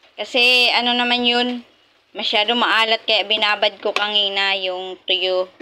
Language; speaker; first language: Filipino; non-native, local second language; Masbatenyo